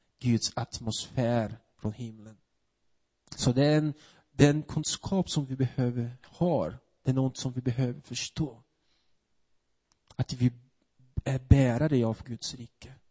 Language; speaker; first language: Swedish; non-native, fluent; Portuguese